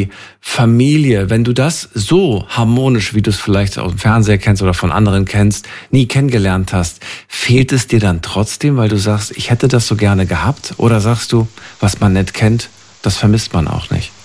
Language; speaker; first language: German; native; German